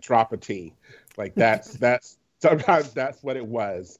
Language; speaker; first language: English; native; English